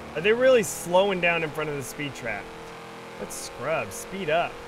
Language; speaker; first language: English; native; English